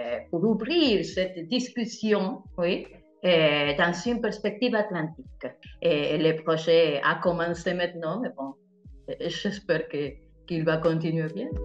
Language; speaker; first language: French; non-native, fluent; Spanish